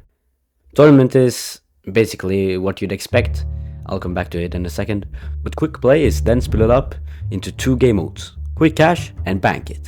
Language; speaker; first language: English; non-native, fluent; Norwegian